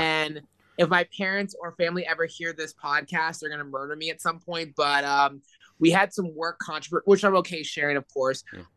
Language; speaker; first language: English; native; English